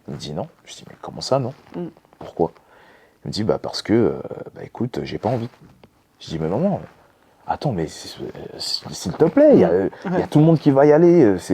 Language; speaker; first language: French; early bilingual, other home language; Lingala